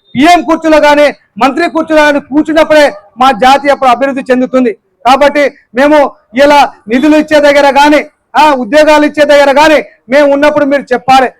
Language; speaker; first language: Telugu; non-native, local second language; Lambadi